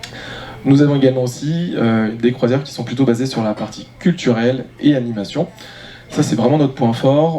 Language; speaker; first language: French; native; French